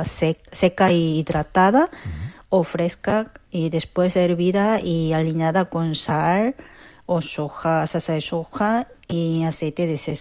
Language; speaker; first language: Spanish; non-native, fluent; Korean